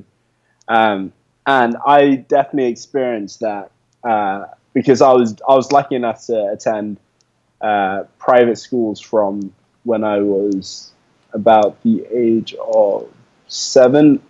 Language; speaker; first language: English; native; English